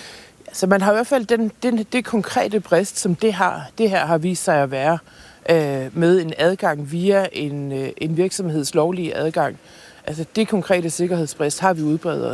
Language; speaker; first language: Danish; native; Danish